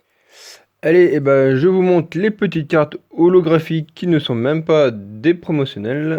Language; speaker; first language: French; native; French